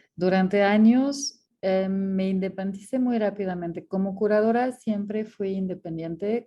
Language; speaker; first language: Spanish; non-native, fluent; French